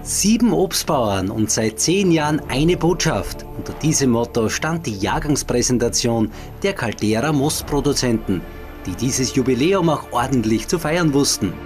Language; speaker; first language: German; native; German